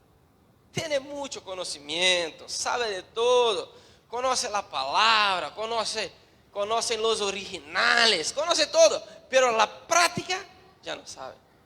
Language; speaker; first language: Spanish; non-native, learner; Portuguese